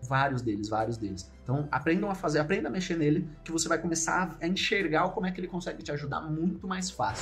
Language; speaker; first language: Portuguese; native; Portuguese